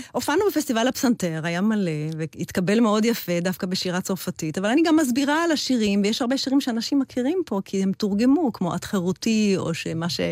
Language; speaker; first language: Hebrew; early bilingual, heritage; Hebrew